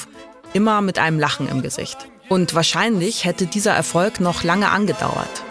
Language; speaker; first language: German; native; German